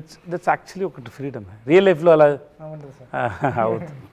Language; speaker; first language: Telugu; non-native, learner; Tamil